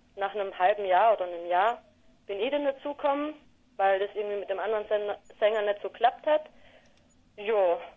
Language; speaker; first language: German; native; German